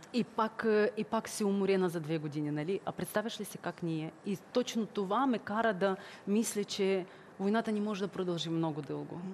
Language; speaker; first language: Bulgarian; early bilingual, heritage; Bulgarian